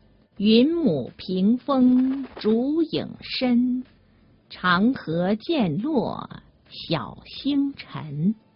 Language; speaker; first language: Chinese; native; Chinese